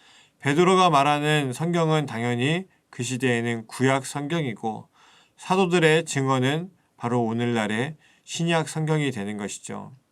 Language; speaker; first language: Korean; native; Korean